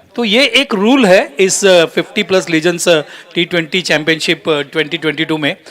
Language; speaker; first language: Hindi; non-native, local second language; Marathi